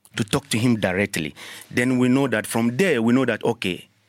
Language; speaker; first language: English; non-native, learner; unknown